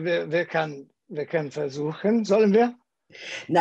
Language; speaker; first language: German; non-native, learner; English